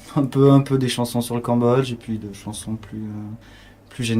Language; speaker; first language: French; native; French